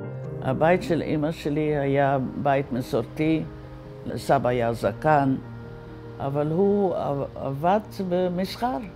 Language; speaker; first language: Hebrew; non-native, fluent; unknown